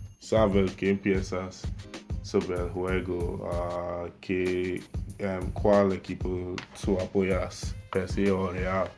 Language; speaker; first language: Spanish; non-native, learner; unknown